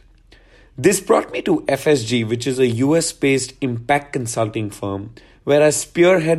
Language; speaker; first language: English; non-native, local second language; Hindi